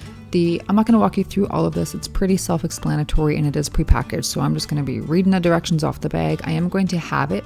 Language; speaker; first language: English; native; English